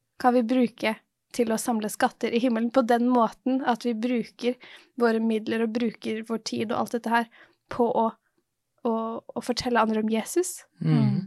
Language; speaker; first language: Norwegian; native; Norwegian